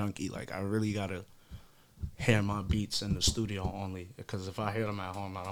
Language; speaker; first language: English; native; English